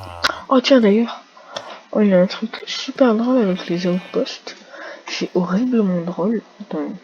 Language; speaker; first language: French; native; French